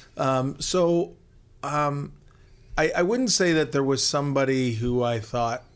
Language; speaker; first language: English; native; English